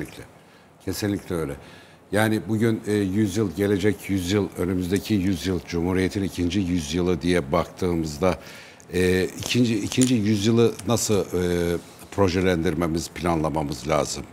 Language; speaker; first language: Turkish; native; Turkish